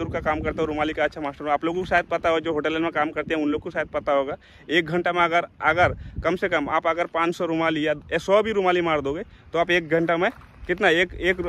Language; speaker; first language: Hindi; non-native, local second language; Bangla